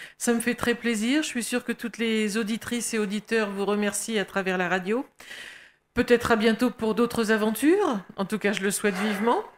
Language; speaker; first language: French; native; French